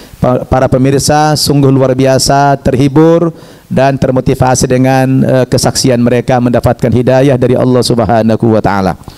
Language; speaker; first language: Indonesian; native; Indonesian